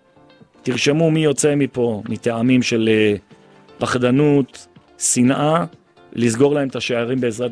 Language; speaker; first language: Hebrew; native; Hebrew